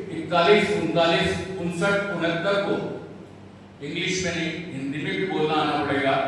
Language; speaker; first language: Hindi; native; Hindi